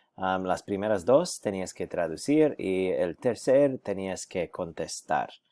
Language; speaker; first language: Spanish; non-native, fluent; English